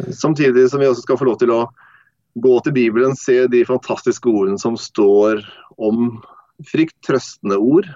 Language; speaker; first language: Norwegian; non-native, fluent; English